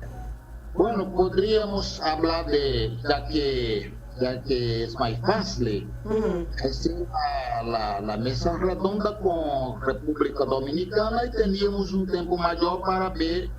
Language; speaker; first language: Spanish; non-native, fluent; Portuguese